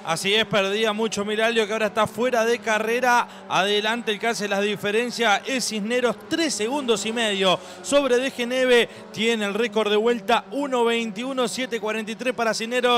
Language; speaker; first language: Spanish; native; Spanish